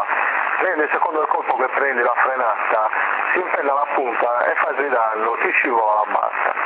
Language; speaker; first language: Italian; native; Italian